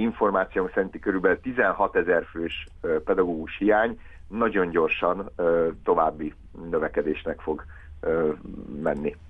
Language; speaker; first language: Hungarian; native; Hungarian